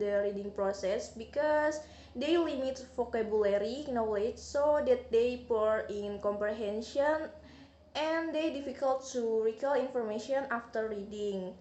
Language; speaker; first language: English; non-native, learner; Indonesian